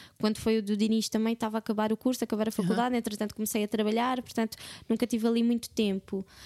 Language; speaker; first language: Portuguese; native; Portuguese